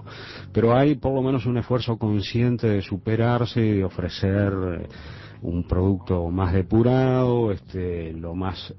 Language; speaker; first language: Spanish; native; Spanish